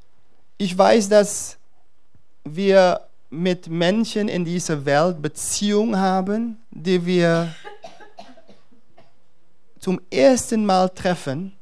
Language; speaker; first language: German; non-native, fluent; Dutch